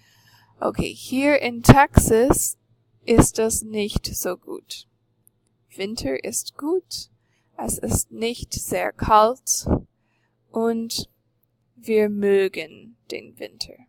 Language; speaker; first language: German; non-native, fluent; English